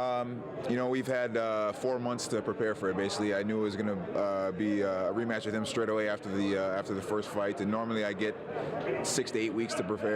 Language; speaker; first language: English; native; English